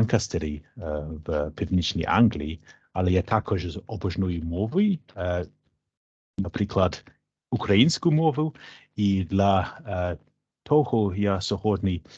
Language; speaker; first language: Ukrainian; non-native, learner; English